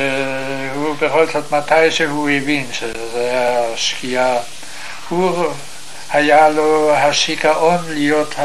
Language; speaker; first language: Hebrew; non-native, fluent; German